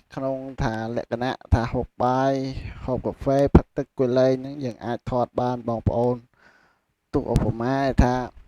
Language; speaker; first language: Khmer; native; Khmer